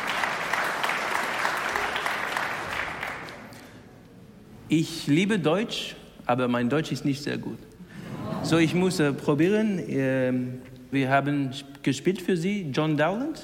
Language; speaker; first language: German; non-native, learner; English